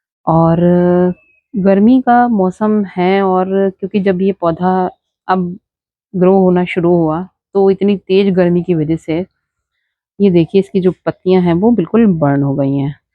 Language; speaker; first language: Hindi; native; Hindi